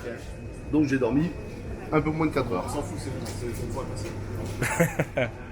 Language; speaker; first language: French; native; French